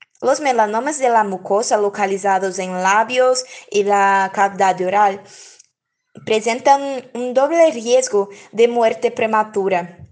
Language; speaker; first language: Spanish; non-native, learner; Portuguese